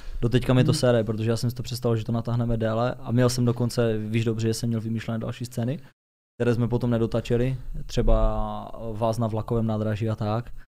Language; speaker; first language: Czech; native; Czech